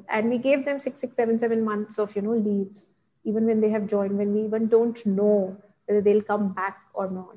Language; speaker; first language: English; non-native, local second language; Gujarati